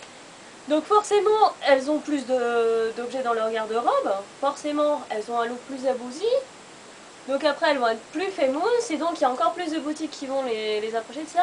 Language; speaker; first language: French; native; French